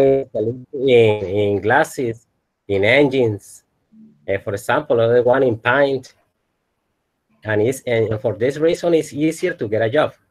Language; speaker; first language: English; non-native, learner; Spanish